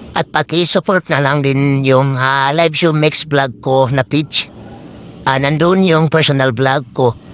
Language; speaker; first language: Filipino; non-native, local second language; Cebuano